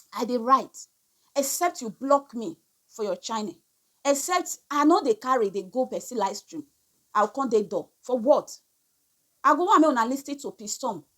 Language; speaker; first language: Nigerian Pidgin; non-native, local second language; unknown